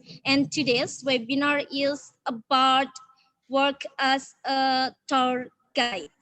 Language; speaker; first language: English; non-native, learner; Indonesian